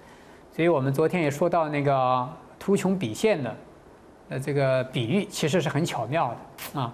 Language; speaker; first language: Chinese; native; Chinese